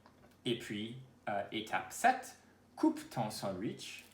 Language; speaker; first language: French; non-native, local second language; English